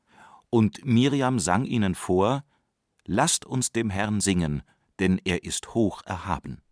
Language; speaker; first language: German; native; German